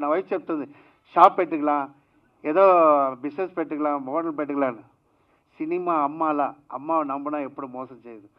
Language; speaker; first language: Telugu; non-native, learner; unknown